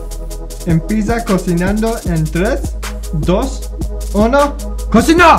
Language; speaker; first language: Spanish; non-native, learner; English